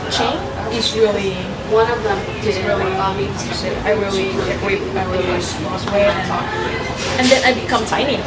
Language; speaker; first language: English; non-native, learner; Thai